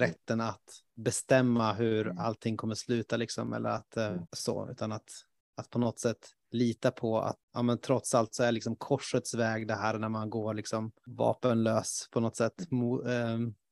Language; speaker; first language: Swedish; native; Swedish